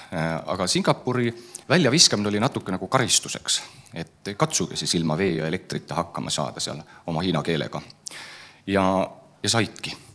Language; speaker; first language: Estonian; native; Estonian